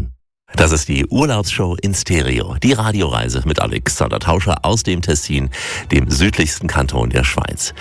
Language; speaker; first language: German; native; German